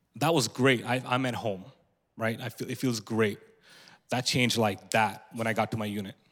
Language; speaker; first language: English; non-native, local second language; Punjabi